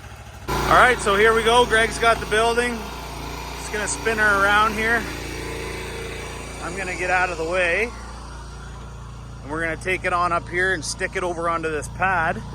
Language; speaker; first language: English; native; English